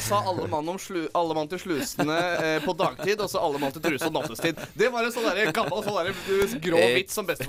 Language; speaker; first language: Norwegian; native; Norwegian